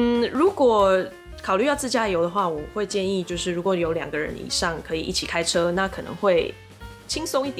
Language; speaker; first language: Chinese; native; Chinese